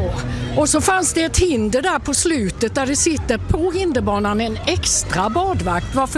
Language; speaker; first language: Swedish; native; Swedish